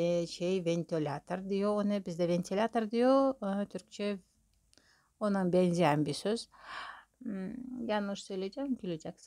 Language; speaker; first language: Turkish; non-native, fluent; Russian